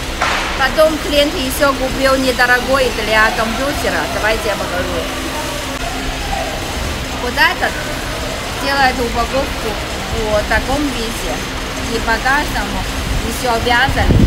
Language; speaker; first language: Russian; non-native, learner; Chinese